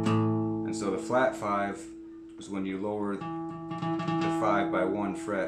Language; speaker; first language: English; native; English